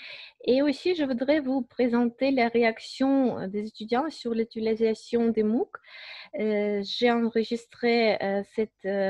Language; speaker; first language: French; non-native, fluent; Russian